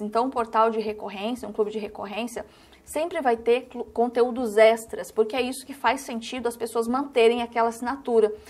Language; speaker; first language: Portuguese; native; Portuguese